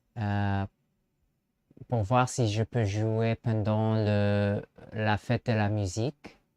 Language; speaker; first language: French; non-native, learner; English